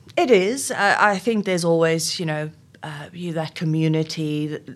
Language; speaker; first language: English; non-native, local second language; Afrikaans